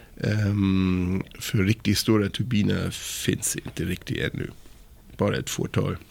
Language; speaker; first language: Swedish; non-native, fluent; German